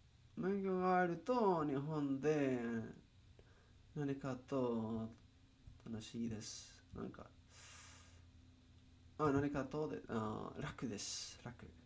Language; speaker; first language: Japanese; non-native, learner; Spanish